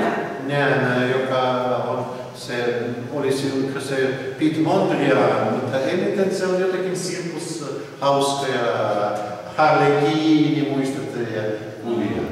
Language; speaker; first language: Finnish; non-native, learner; Russian